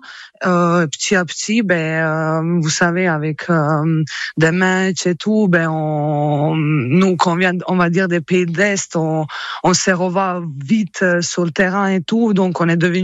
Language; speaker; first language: French; non-native, fluent; Croatian